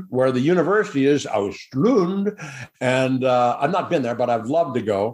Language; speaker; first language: English; native; English